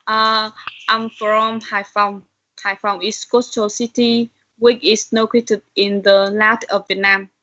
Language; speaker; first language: English; non-native, learner; Vietnamese